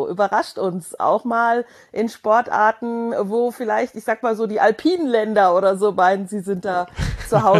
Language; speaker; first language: German; native; German